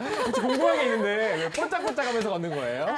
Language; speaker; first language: Korean; native; Korean